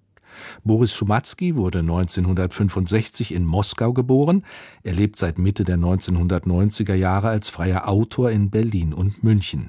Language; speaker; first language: German; native; German